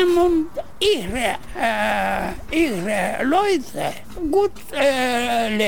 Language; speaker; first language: German; non-native, learner; Russian